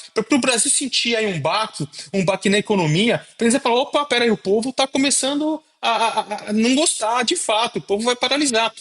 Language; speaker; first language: Portuguese; native; Portuguese